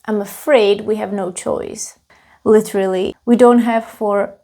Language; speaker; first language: English; non-native, fluent; Czech